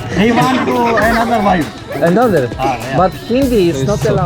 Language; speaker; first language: English; non-native, learner; Polish